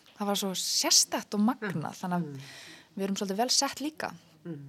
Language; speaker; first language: Icelandic; native; Icelandic